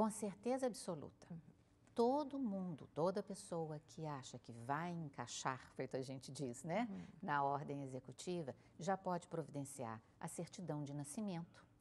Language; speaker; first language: Portuguese; native; Portuguese